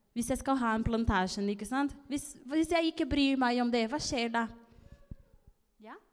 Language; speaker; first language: Norwegian; non-native, fluent; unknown